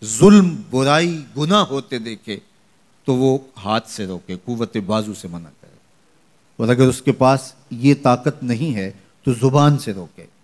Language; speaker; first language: Urdu; non-native, local second language; Punjabi